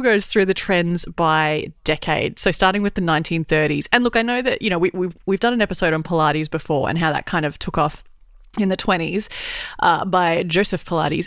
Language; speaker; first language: English; native; English